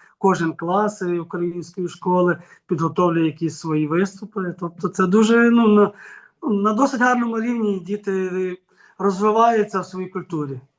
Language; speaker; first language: Ukrainian; native; Ukrainian